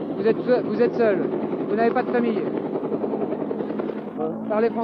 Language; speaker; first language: French; native; French